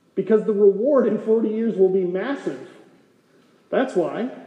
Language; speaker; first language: English; native; English